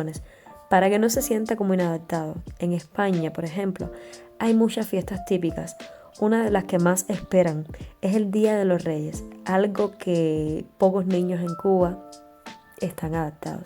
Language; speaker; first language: Spanish; native; Spanish